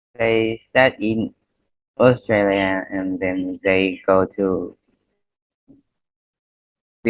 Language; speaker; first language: English; non-native, learner; Vietnamese